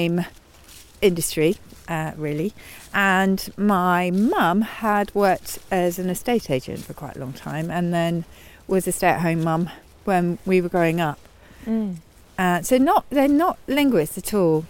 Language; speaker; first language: English; native; English